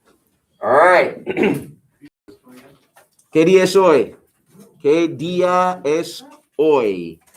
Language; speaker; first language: Spanish; non-native, fluent; English